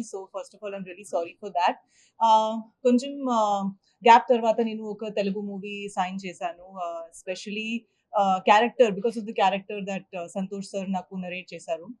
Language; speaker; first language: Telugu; non-native, learner; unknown